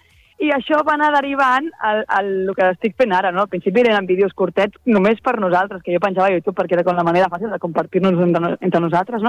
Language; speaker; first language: Catalan; native; Catalan